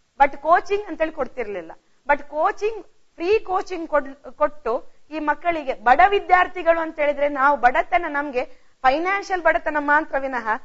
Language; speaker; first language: Kannada; non-native, local second language; Konkani